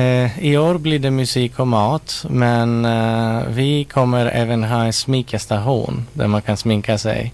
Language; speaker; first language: Swedish; non-native, local second language; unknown